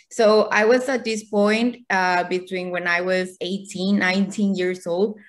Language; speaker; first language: English; non-native, fluent; Spanish